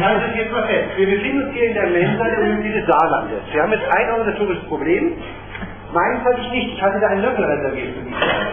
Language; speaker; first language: German; native; German